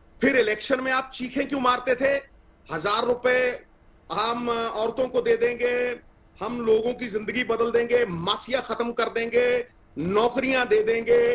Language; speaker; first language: Hindi; non-native, local second language; Punjabi